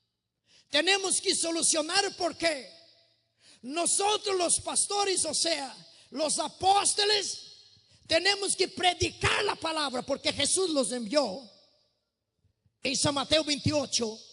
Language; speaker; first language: Spanish; non-native, fluent; Portuguese